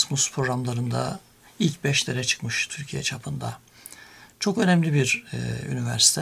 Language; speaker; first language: Turkish; native; Turkish